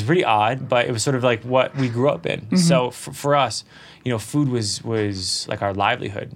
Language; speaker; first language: English; native; English